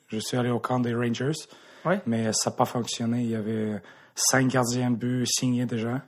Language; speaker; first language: French; early bilingual, other home language; Russian